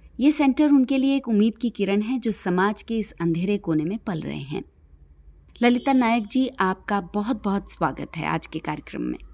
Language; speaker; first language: Hindi; native; Hindi